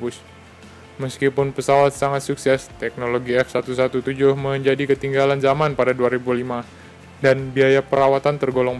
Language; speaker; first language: Indonesian; native; Indonesian